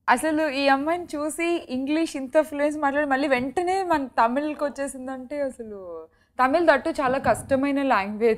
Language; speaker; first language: Telugu; native; Telugu